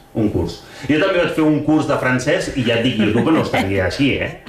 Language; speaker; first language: Catalan; native; Catalan